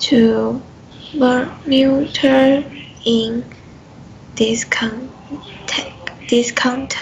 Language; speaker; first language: English; non-native, learner; Chinese